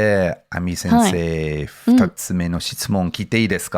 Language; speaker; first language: Japanese; non-native, learner; English